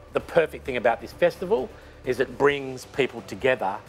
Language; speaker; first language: English; native; English